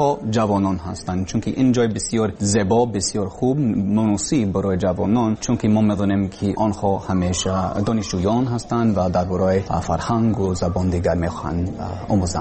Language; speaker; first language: Persian; non-native, learner; English